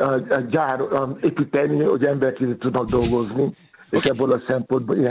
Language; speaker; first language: Hungarian; non-native, fluent; Yoruba